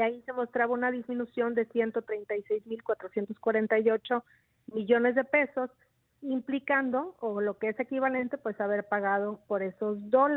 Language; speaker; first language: Spanish; native; Spanish